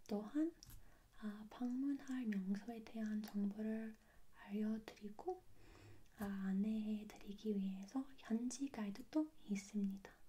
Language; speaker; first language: Korean; non-native, fluent; English